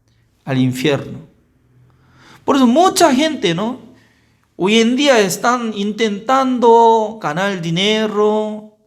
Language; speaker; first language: Spanish; non-native, learner; Korean